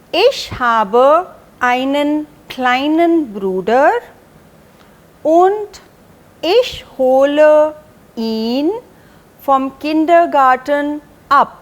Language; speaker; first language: German; non-native, fluent; Hindi